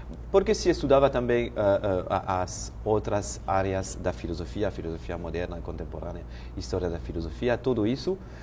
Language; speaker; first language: Portuguese; non-native, fluent; French